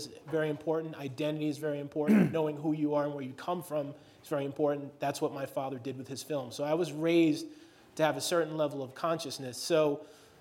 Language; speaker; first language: English; native; English